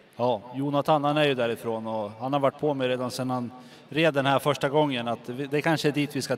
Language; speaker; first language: Swedish; native; Swedish